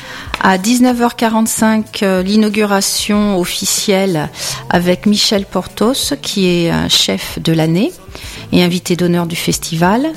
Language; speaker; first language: French; native; French